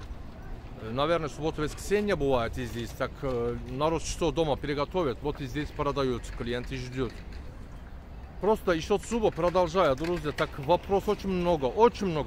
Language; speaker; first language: Russian; non-native, learner; Turkish